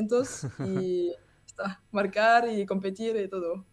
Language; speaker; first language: Spanish; non-native, learner; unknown